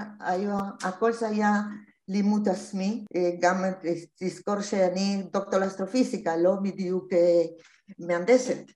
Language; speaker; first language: Hebrew; non-native, fluent; Spanish